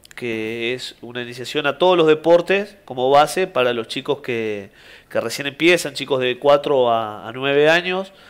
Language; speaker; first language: Spanish; native; Spanish